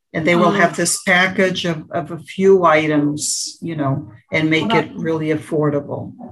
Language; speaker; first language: English; early bilingual, other home language; Portuguese